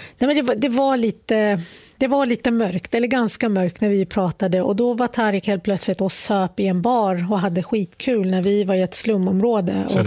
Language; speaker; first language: Swedish; early bilingual, other home language; Arabic